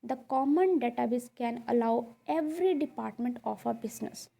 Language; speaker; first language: English; non-native, local second language; Punjabi